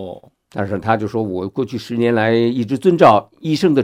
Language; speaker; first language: Chinese; native; Chinese